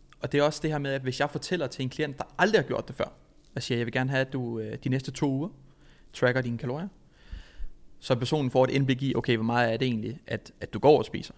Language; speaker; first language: Danish; native; Danish